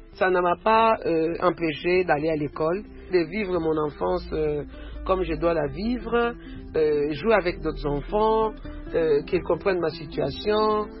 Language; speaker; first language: French; non-native, local second language; Swahili